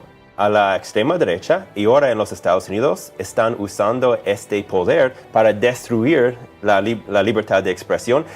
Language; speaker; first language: Spanish; non-native, fluent; English